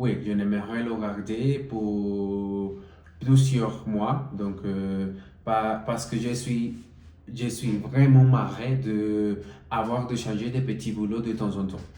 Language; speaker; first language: French; non-native, learner; Spanish